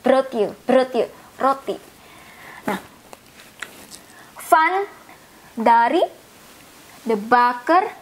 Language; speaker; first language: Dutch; non-native, fluent; Indonesian